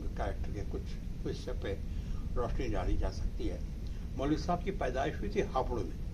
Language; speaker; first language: Urdu; native; Urdu